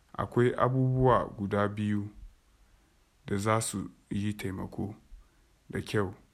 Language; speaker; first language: Hausa; non-native, local second language; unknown